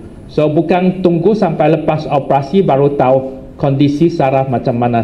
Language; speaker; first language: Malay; non-native, local second language; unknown